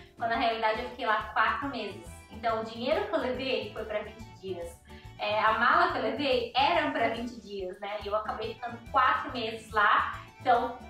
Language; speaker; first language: Portuguese; native; Portuguese